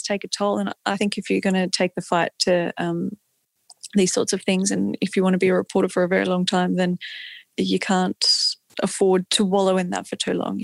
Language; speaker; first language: English; native; English